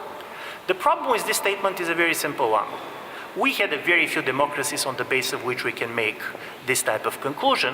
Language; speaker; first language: English; non-native, fluent; Bulgarian